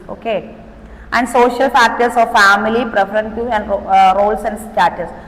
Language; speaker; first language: English; non-native, local second language; Malayalam